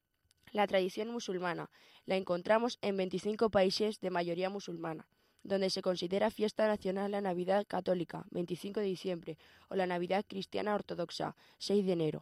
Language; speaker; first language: Spanish; native; Spanish